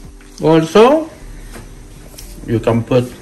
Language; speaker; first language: English; non-native, learner; Spanish